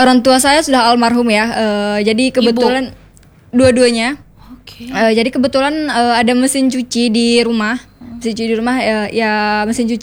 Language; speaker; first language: Indonesian; native; Indonesian